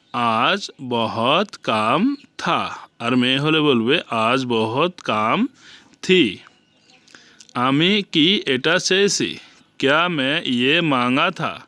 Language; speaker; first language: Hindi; non-native, learner; Bangla